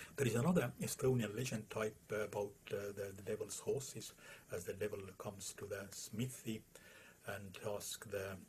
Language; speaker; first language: English; non-native, fluent; Estonian